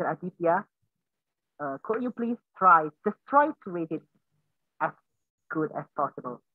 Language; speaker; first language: English; non-native, learner; Indonesian